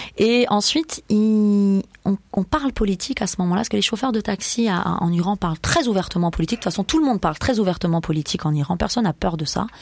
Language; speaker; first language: French; early bilingual, other home language; Persian